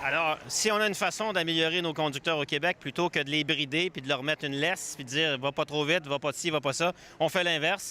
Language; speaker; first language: French; native; French